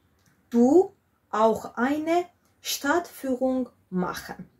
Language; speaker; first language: German; non-native, fluent; Georgian